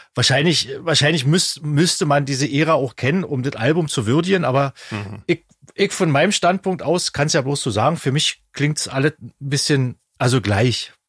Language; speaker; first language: German; native; German